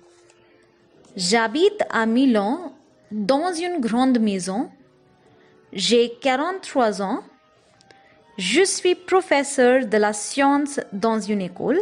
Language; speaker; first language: French; non-native, fluent; Hindi